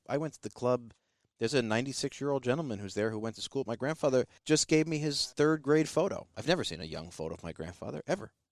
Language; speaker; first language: English; native; English